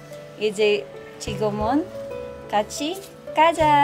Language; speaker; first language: Korean; non-native, learner; Cebuano